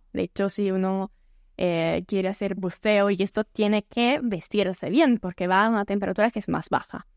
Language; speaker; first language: Spanish; non-native, fluent; Italian